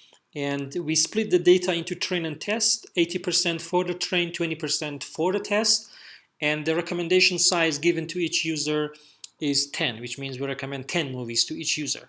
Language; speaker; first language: English; non-native, fluent; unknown